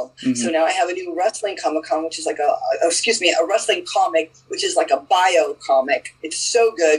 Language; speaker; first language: English; native; English